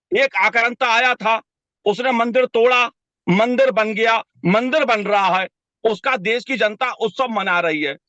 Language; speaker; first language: Hindi; native; Hindi